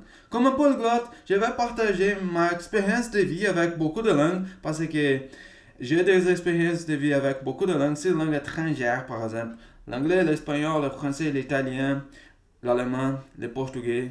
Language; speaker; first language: French; non-native, learner; Portuguese